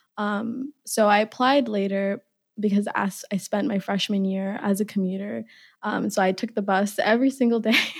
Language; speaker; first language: English; early bilingual, other home language; Somali